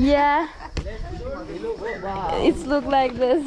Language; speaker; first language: English; non-native, learner; Turkish